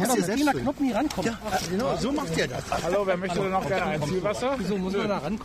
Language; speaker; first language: German; native; German